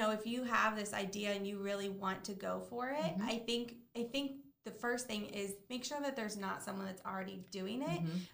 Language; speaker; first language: English; native; English